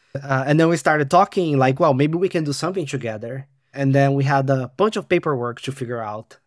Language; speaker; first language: English; non-native, fluent; Portuguese